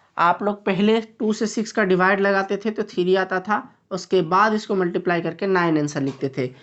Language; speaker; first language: Hindi; native; Hindi